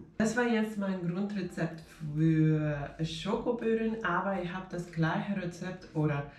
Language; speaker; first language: German; non-native, fluent; Finnish